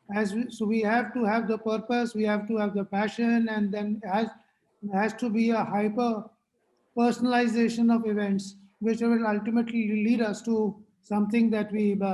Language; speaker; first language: English; non-native, local second language; Hindi